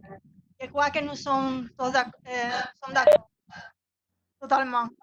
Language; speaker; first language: French; non-native, learner; Spanish